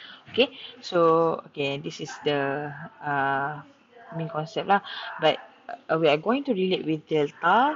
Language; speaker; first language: English; non-native, local second language; Malay